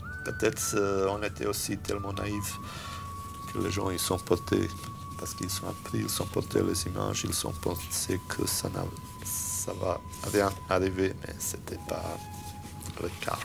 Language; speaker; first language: French; non-native, fluent; Bosnian